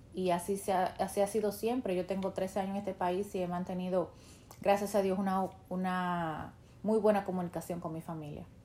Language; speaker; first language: Spanish; native; Spanish